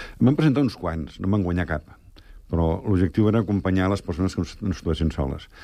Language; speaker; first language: Catalan; native; Catalan